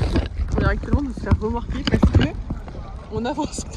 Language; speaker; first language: French; native; French